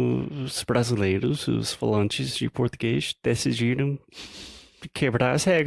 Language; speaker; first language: Portuguese; non-native, fluent; English